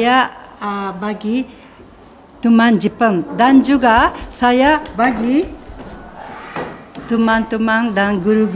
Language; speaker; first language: Indonesian; non-native, fluent; Japanese